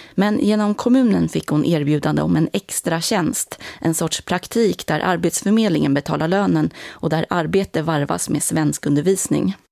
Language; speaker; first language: Swedish; native; Swedish